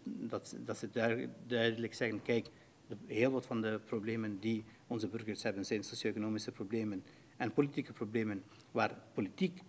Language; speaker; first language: Dutch; non-native, fluent; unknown